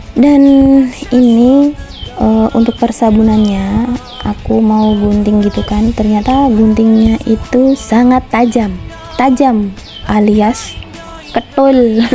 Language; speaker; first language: Indonesian; non-native, local second language; Javanese